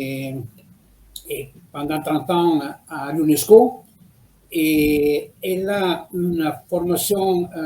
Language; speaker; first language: French; non-native, fluent; Italian